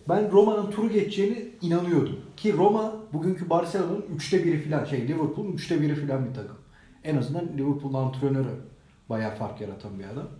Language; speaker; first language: Turkish; native; Turkish